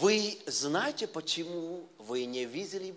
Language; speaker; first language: Russian; non-native, learner; Vietnamese